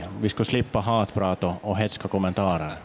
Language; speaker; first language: Swedish; native; Swedish